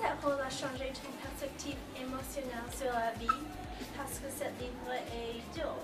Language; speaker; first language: French; non-native, learner; English